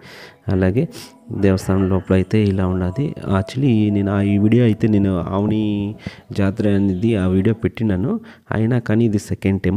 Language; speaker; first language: Telugu; native; Telugu